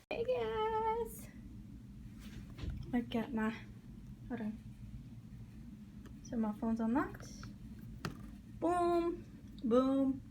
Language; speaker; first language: English; native; English